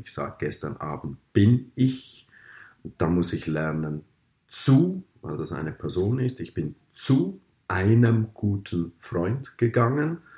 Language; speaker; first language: German; native; German